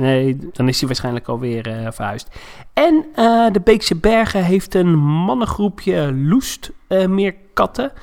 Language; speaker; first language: Dutch; native; Dutch